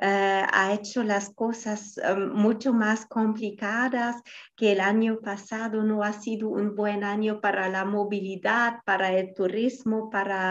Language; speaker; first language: Spanish; non-native, fluent; German